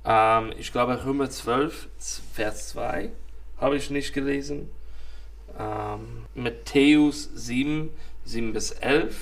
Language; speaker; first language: German; non-native, fluent; English